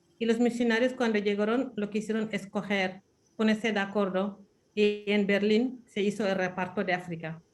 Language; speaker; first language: Spanish; non-native, fluent; Wolof